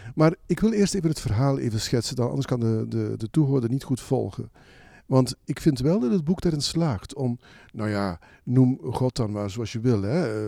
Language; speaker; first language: Dutch; native; Dutch